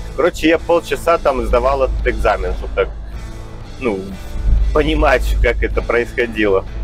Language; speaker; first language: Russian; native; Russian